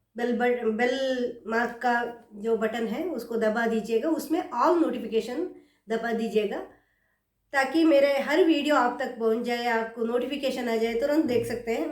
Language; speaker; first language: Hindi; non-native, local second language; Kannada